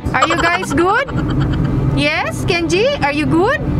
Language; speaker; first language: English; non-native, local second language; Filipino